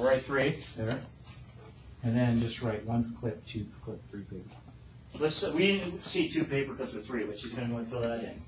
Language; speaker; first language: English; native; English